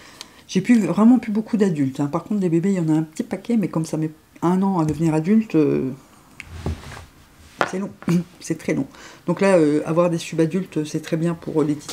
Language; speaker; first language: French; native; French